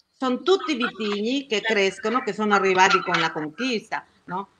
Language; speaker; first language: Italian; non-native, fluent; Spanish